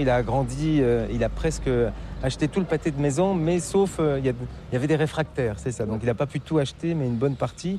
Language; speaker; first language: French; native; French